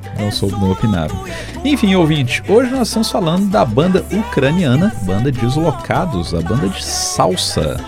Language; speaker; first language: Portuguese; native; Portuguese